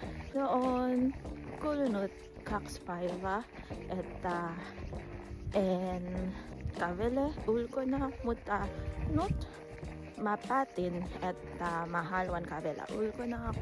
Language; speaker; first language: Finnish; non-native, learner; Filipino